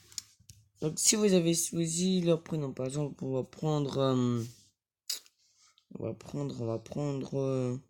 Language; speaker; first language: French; native; French